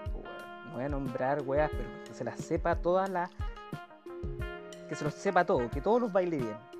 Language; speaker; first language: Spanish; native; Spanish